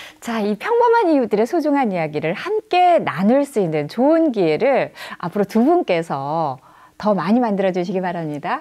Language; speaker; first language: Korean; native; Korean